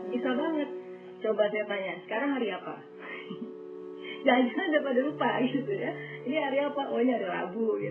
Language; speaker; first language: Indonesian; native; Indonesian